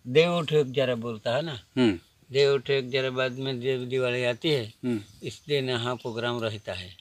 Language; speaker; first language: Hindi; non-native, local second language; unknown